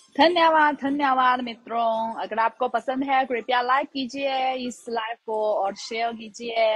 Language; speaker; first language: Hindi; non-native, fluent; Chinese